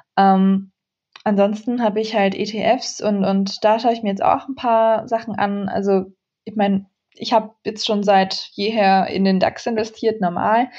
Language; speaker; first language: German; early bilingual, other home language; Central Kurdish